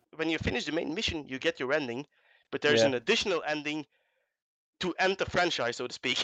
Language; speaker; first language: English; non-native, fluent; Dutch